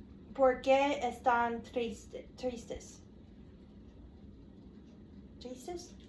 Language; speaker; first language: Spanish; non-native, learner; English